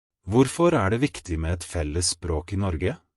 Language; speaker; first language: Norwegian; non-native, fluent; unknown